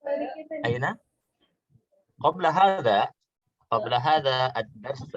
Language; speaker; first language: Arabic; non-native, fluent; Indonesian